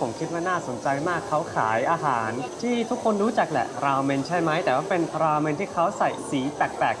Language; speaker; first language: Thai; non-native, fluent; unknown